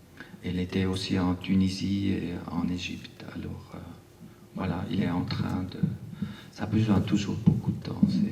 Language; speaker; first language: French; non-native, local second language; Arabic